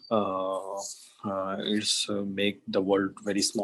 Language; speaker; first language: English; non-native, learner; Urdu